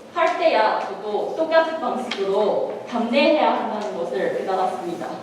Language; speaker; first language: Korean; non-native, fluent; Chinese